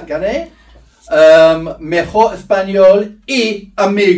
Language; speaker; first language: Spanish; non-native, learner; English